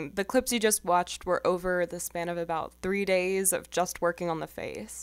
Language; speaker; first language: English; native; English